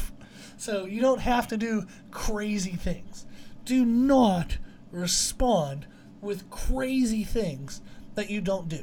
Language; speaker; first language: English; native; English